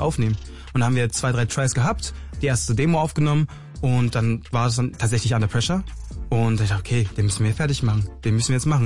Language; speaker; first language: German; native; German